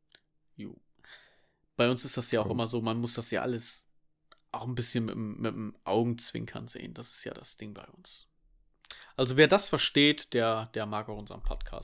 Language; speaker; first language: German; native; German